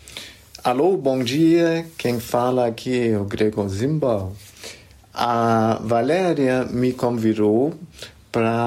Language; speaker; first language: Portuguese; non-native, fluent; German